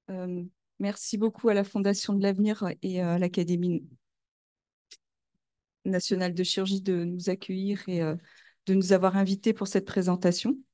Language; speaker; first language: French; native; French